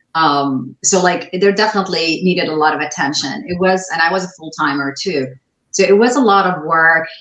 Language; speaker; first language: English; non-native, fluent; Arabic